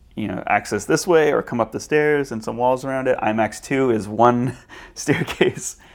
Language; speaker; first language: English; native; English